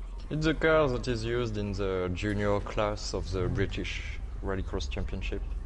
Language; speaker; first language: English; non-native, fluent; French